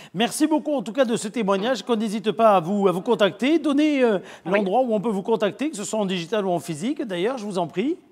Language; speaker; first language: French; native; French